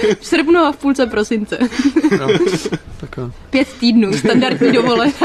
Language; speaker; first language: Czech; native; Czech